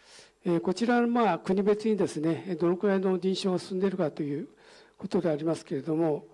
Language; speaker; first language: Japanese; native; Japanese